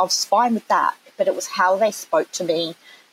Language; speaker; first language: English; native; English